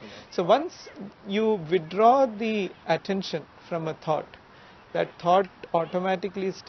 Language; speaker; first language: English; non-native, local second language; Malayalam